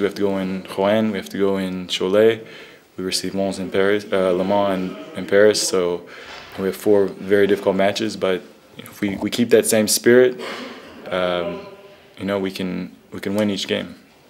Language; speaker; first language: English; native; English